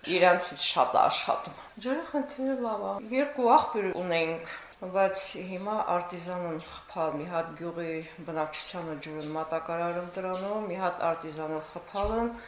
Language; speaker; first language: Armenian; native; Armenian